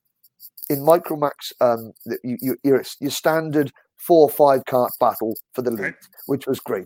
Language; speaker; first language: English; native; English